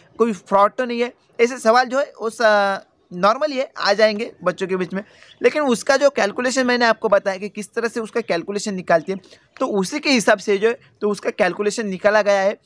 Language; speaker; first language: Hindi; non-native, local second language; Marathi